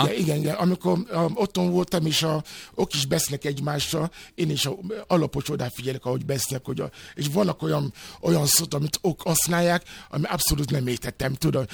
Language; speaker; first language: Hungarian; non-native, fluent; Yoruba